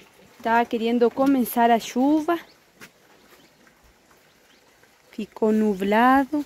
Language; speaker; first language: Spanish; non-native, learner; Portuguese